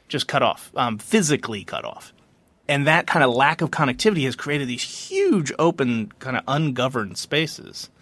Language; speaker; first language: English; early bilingual, other home language; Spanish